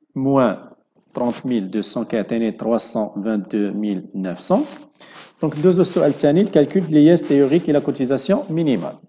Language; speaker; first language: French; non-native, local second language; Arabic